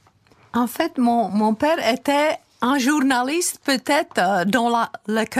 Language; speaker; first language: French; non-native, fluent; Czech